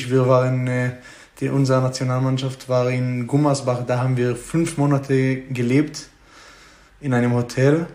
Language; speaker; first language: German; non-native, fluent; Hebrew